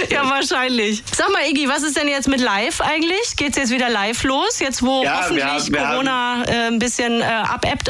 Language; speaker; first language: German; native; German